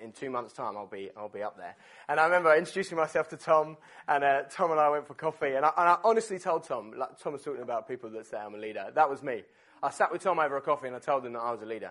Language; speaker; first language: English; native; English